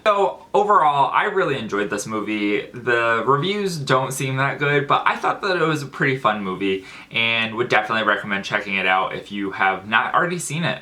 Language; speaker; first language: English; native; English